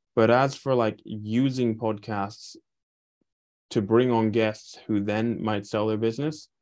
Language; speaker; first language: English; native; English